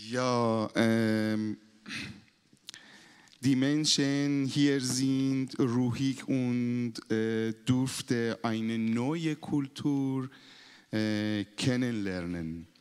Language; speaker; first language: German; non-native, learner; Persian